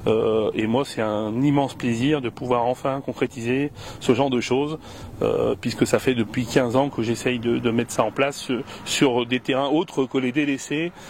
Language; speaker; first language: French; native; French